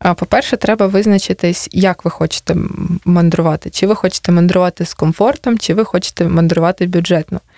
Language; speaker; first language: Ukrainian; native; Ukrainian